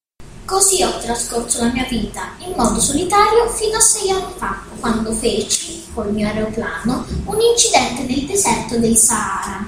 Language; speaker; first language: Italian; native; Italian